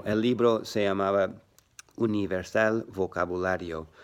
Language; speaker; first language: Spanish; non-native, learner; English